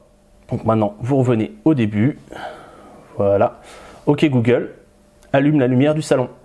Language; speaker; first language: French; native; French